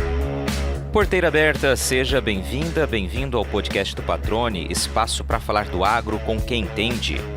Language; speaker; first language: Portuguese; native; Portuguese